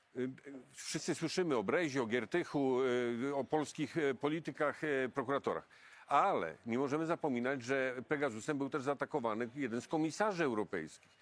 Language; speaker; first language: Polish; native; Polish